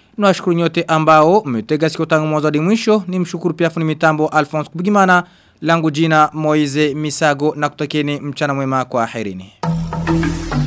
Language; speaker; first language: Swahili; non-native, local second language; Rundi